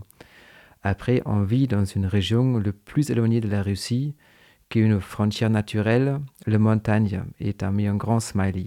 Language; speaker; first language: French; native; French